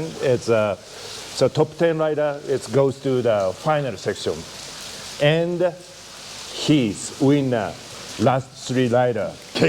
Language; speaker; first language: English; non-native, learner; Japanese